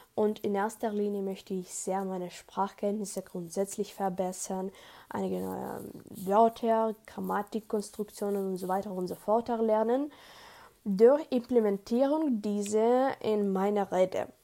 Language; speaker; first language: German; non-native, learner; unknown